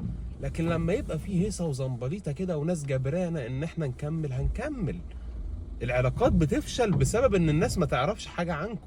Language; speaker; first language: Arabic; native; Arabic